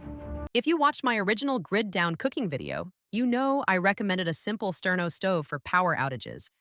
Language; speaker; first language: English; native; English